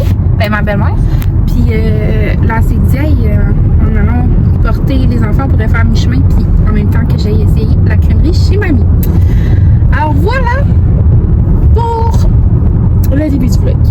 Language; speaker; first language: French; native; French